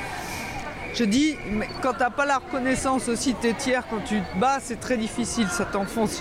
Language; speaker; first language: French; native; French